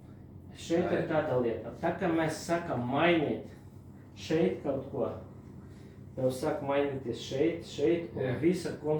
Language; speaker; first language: Latvian; non-native, local second language; Russian